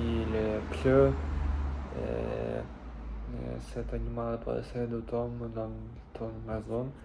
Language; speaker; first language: French; non-native, learner; Russian